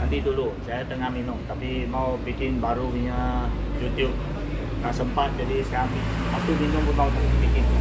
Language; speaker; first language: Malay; non-native, local second language; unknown